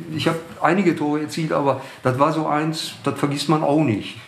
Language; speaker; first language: German; native; German